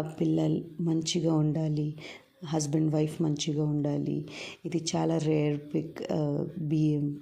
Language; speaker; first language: Telugu; non-native, local second language; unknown